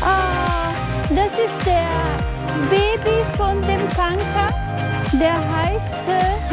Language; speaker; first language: German; non-native, fluent; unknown